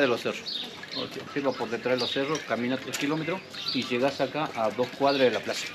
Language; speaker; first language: Spanish; native; Spanish